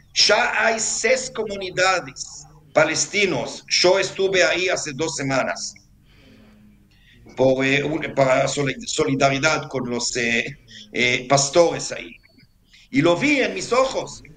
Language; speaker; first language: Spanish; non-native, fluent; Hebrew